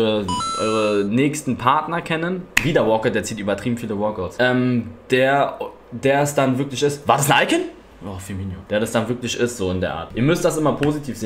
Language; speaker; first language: German; native; German